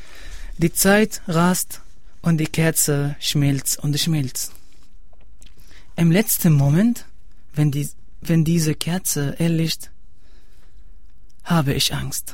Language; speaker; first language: German; non-native, learner; Arabic